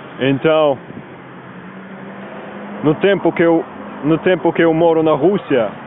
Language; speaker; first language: Portuguese; non-native, learner; Spanish